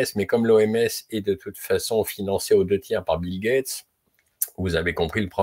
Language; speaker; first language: French; native; French